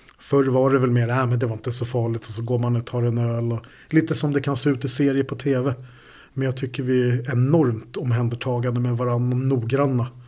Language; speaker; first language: Swedish; native; Swedish